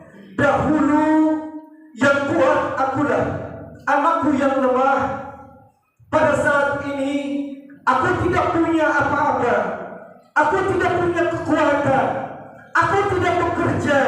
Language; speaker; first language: Indonesian; native; Indonesian